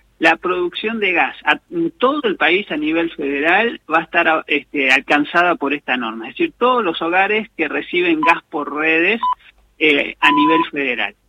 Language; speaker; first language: Spanish; native; Spanish